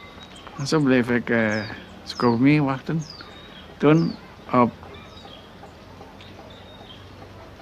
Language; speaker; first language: Dutch; non-native, local second language; Minangkabau